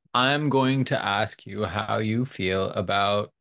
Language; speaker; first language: English; non-native, local second language; Urdu